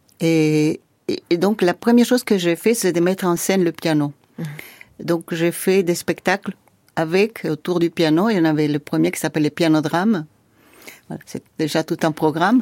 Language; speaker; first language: French; non-native, fluent; Spanish